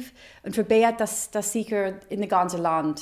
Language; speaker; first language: German; non-native, fluent; English